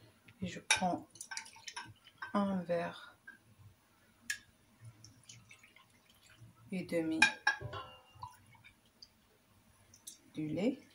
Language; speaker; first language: French; non-native, local second language; Arabic